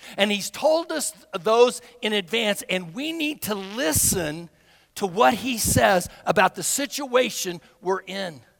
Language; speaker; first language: English; native; English